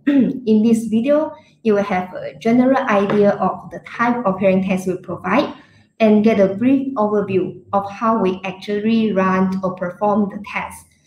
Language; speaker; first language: English; non-native, local second language; Chinese